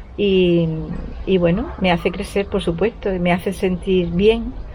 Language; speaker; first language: Spanish; native; Spanish